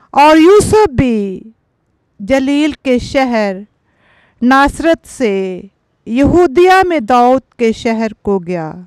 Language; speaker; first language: Urdu; non-native, local second language; Punjabi